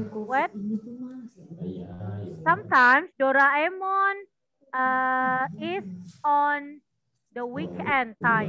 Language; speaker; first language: English; non-native, learner; Indonesian